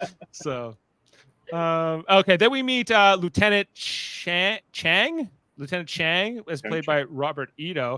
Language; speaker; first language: English; native; English